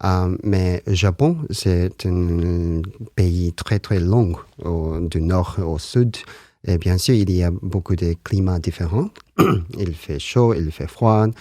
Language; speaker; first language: French; non-native, learner; Japanese